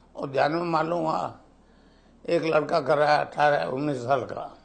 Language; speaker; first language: Hindi; native; Hindi